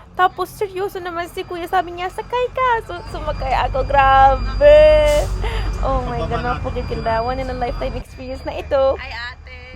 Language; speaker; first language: Filipino; non-native, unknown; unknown